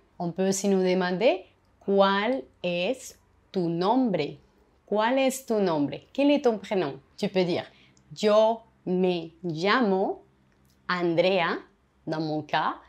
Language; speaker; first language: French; non-native, fluent; Spanish